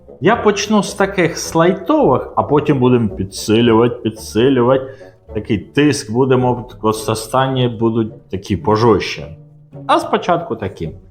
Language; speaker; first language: Ukrainian; non-native, local second language; Russian